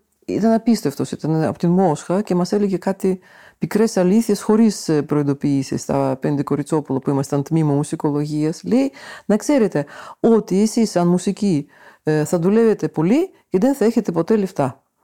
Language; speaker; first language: Greek; non-native, fluent; Russian